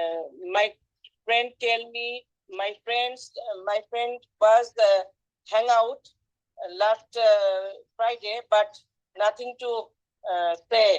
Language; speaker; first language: English; non-native, learner; Bangla